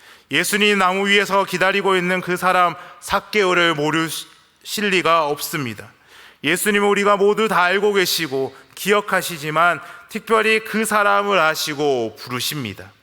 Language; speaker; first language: Korean; native; Korean